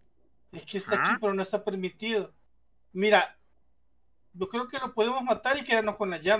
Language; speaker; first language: Spanish; native; Spanish